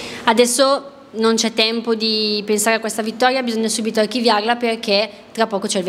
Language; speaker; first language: Italian; native; Italian